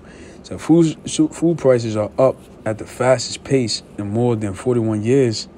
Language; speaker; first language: English; native; English